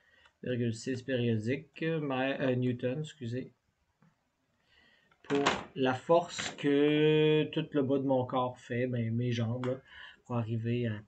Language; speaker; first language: French; native; French